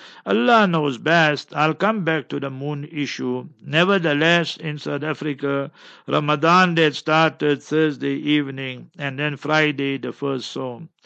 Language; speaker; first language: English; native; English